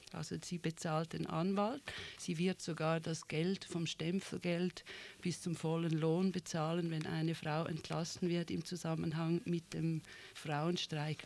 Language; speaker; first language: German; native; German